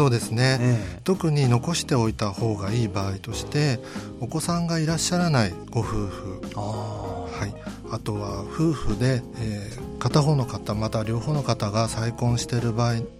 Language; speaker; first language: Japanese; native; Japanese